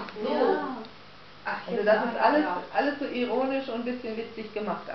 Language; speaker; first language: German; native; German